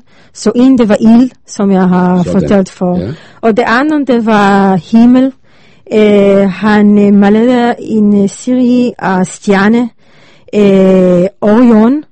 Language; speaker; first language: Danish; non-native, learner; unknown